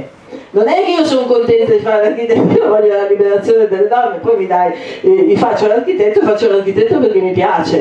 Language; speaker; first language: Italian; native; Italian